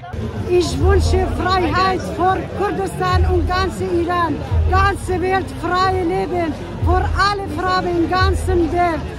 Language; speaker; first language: German; non-native, learner; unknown